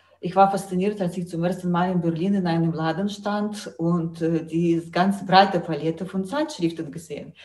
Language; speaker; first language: German; non-native, fluent; Russian